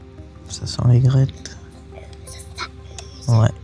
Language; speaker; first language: French; native; French